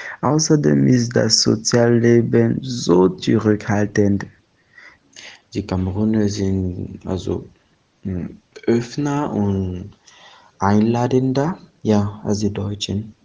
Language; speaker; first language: German; non-native, fluent; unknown